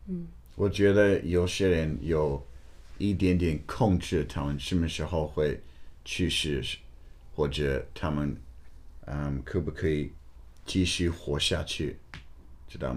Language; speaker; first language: Chinese; non-native, learner; English